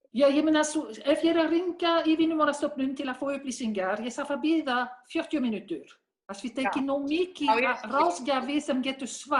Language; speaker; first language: Icelandic; non-native, learner; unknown